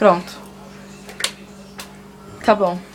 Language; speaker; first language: Portuguese; native; Portuguese